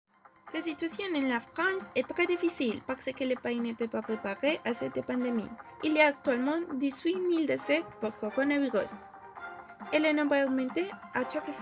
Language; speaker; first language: French; non-native, learner; Spanish